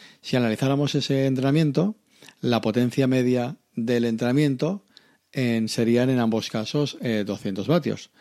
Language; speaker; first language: Spanish; native; Spanish